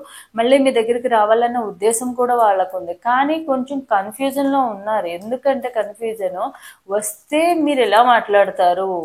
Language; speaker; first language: Telugu; native; Telugu